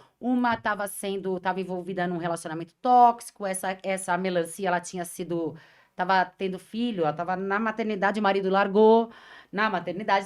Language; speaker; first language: Portuguese; native; Portuguese